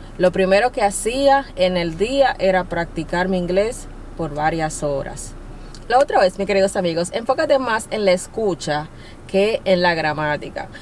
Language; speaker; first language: Spanish; native; Spanish